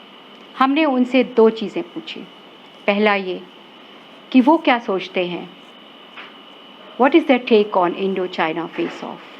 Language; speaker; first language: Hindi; native; Hindi